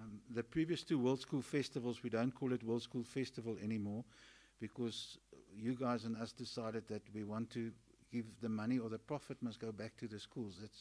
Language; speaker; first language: English; non-native, local second language; Afrikaans